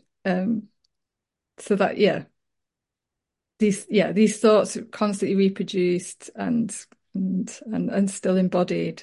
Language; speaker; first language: English; native; English